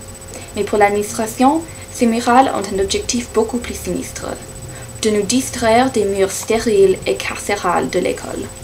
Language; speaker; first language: French; non-native, learner; English